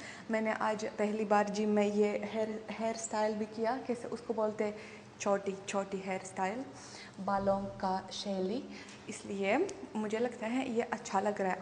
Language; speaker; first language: Hindi; non-native, fluent; Russian